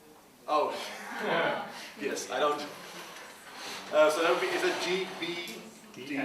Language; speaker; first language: English; non-native, fluent; Dutch